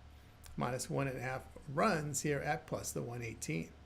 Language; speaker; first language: English; native; English